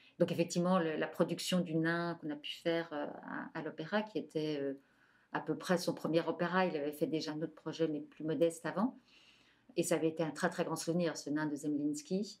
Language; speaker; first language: French; native; French